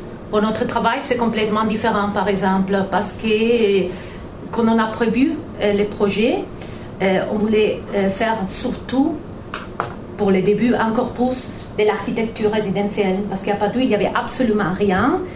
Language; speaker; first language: French; non-native, fluent; Spanish